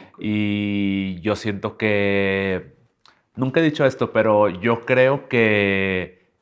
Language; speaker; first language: Spanish; native; Spanish